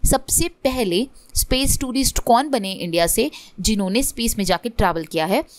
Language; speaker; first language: Hindi; non-native, local second language; Marathi